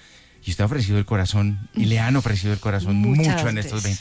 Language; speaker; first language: Spanish; native; Spanish